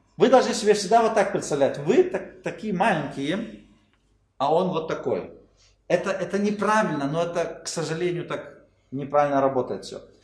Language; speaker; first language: Russian; non-native, fluent; German